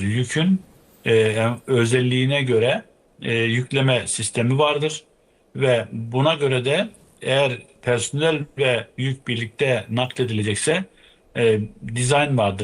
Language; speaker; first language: Turkish; native; Turkish